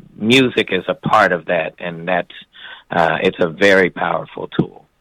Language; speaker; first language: English; native; English